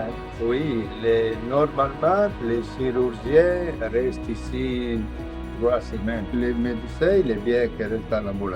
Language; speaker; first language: French; non-native, learner; Italian